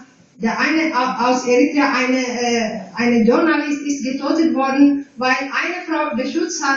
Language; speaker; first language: German; non-native, fluent; Tigrinya